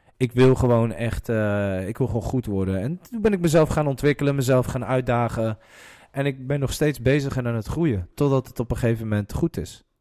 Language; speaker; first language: Dutch; early bilingual, other home language; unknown